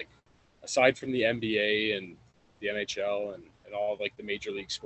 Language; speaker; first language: English; native; English